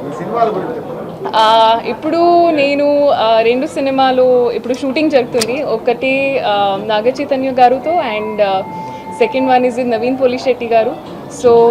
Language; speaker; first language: Telugu; non-native, fluent; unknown